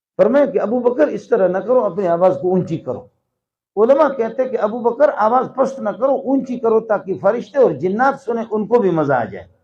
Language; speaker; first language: Urdu; non-native, local second language; Brahui